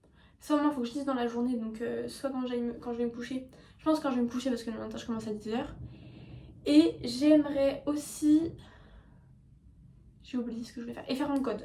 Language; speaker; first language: French; native; French